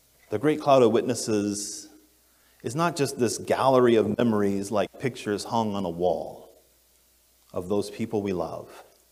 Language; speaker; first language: English; native; English